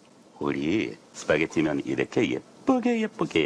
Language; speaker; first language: Korean; non-native, learner; English